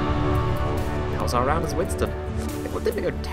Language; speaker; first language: English; native; English